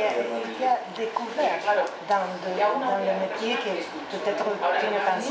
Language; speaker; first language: French; non-native, learner; Spanish